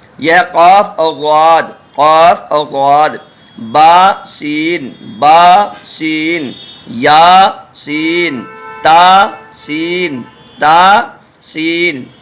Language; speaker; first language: Urdu; native; Urdu